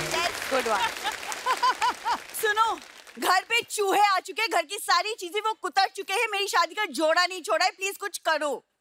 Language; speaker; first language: Hindi; native; Hindi